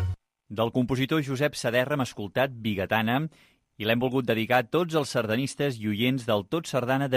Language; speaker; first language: Catalan; native; Catalan